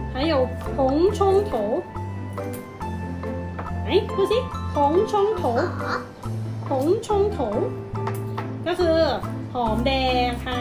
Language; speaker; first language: Chinese; non-native, fluent; Thai